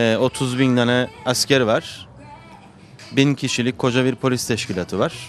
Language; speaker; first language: Turkish; native; Turkish